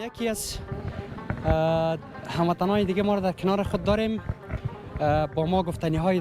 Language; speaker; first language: Persian; native; Persian